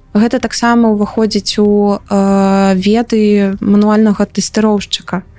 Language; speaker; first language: Belarusian; non-native, local second language; Russian